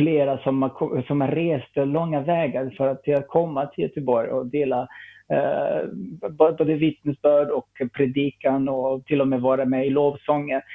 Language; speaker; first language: Swedish; non-native, fluent; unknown